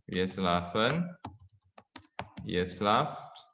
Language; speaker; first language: German; non-native, fluent; Indonesian